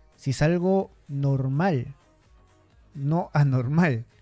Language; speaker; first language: Spanish; native; Spanish